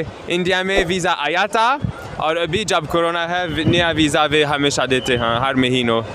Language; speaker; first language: Hindi; non-native, learner; German